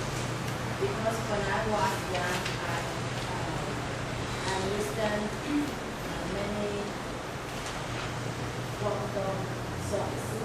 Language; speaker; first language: English; non-native, learner; Chinese